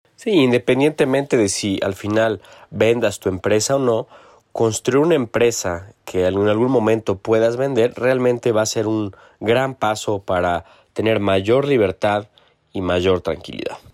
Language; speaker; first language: Spanish; native; Spanish